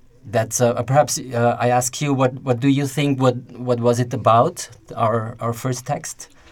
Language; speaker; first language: English; non-native, fluent; German